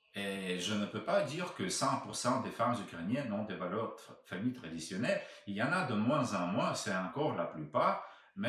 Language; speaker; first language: French; non-native, fluent; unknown